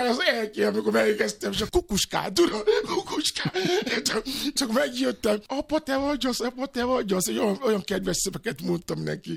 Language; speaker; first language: Hungarian; non-native, learner; Albanian